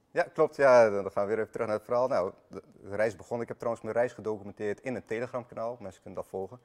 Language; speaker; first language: Dutch; early bilingual, other home language; Armenian